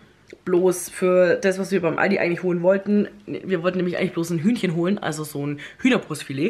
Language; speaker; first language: German; native; German